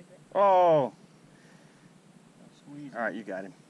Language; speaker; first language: English; native; English